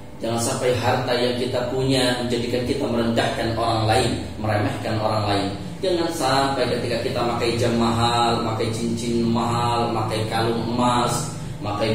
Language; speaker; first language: Indonesian; native; Indonesian